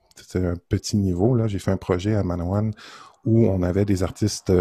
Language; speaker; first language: French; native; French